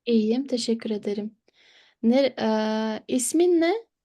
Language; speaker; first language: Turkish; non-native, fluent; Kyrgyz